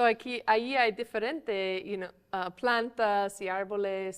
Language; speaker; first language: Spanish; non-native, fluent; English